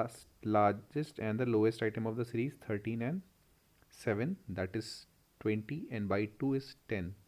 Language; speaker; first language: English; non-native, local second language; Hindi